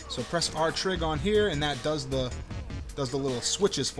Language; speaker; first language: English; native; English